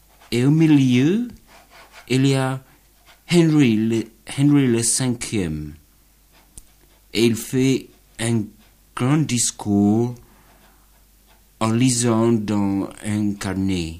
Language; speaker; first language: French; non-native, learner; English